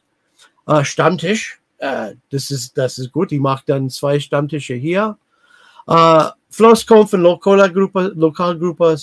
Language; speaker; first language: German; non-native, learner; English